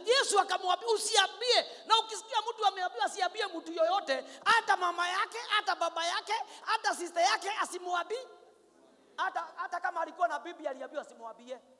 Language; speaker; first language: Swahili; non-native, local second language; Kikuyu